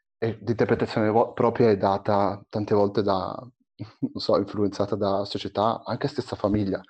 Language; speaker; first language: Italian; early bilingual, other home language; Arabic